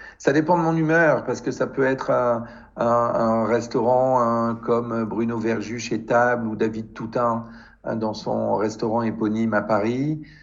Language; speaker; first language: French; native; French